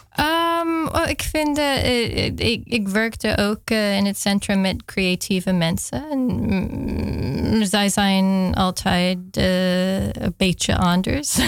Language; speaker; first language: Dutch; non-native, fluent; English